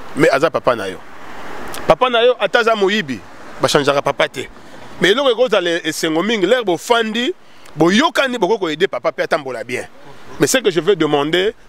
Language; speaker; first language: Lingala; non-native, local second language; Kongo